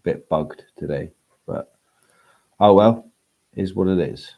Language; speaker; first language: English; native; English